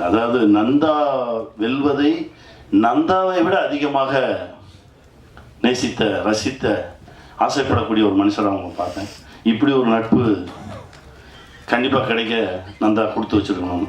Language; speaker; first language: Tamil; native; Tamil